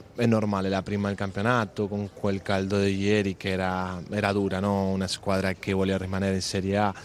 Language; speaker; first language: Italian; non-native, fluent; Spanish